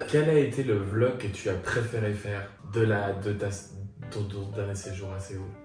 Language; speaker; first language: French; native; French